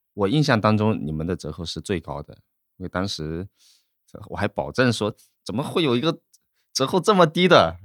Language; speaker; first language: Chinese; native; Chinese